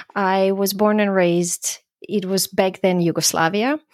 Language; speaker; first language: English; non-native, fluent; Croatian